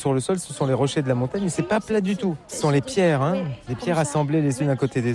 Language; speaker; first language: French; native; French